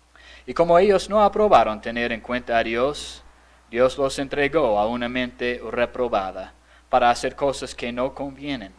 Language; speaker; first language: Spanish; non-native, fluent; English